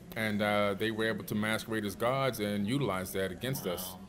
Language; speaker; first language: English; native; English